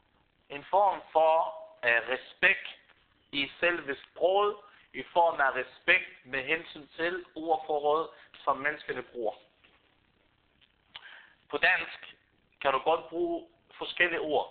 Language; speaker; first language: Danish; non-native, fluent; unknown